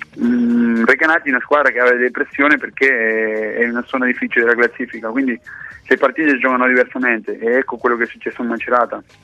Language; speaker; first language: Italian; non-native, fluent; Spanish